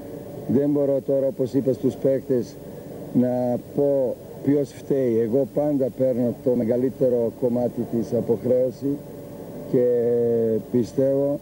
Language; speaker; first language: Greek; non-native, fluent; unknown